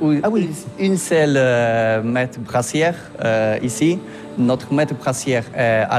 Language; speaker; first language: French; non-native, learner; Polish